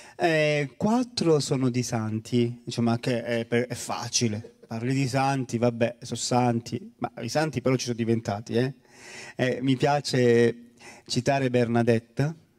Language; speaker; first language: Italian; native; Italian